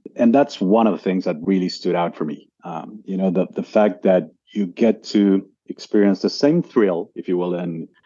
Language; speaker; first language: English; non-native, fluent; Spanish